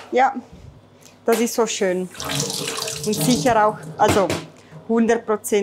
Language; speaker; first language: German; non-native, fluent; Italian